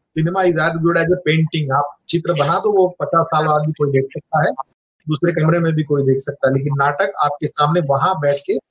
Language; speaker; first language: Hindi; non-native, local second language; Marathi